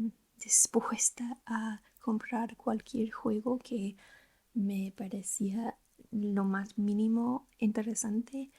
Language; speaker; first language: Spanish; non-native, learner; English